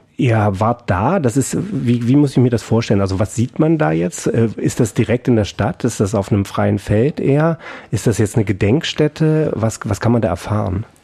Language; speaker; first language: German; native; German